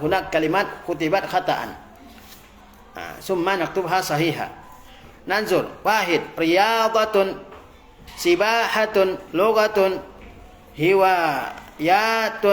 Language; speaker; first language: Arabic; non-native, fluent; Indonesian